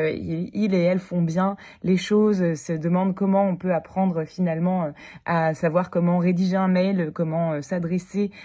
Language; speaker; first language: French; native; French